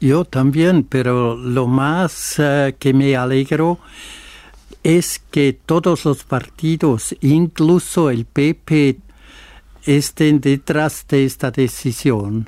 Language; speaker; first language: Spanish; non-native, fluent; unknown